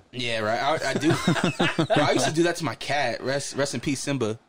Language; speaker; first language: English; native; English